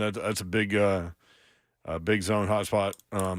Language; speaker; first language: English; native; English